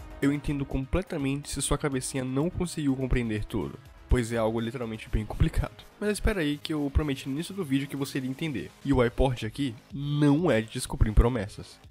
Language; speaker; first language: Portuguese; native; Portuguese